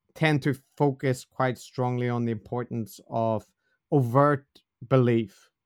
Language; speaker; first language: English; native; English